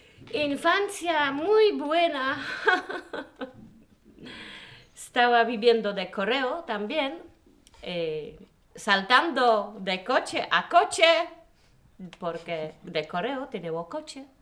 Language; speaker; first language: Spanish; non-native, learner; Polish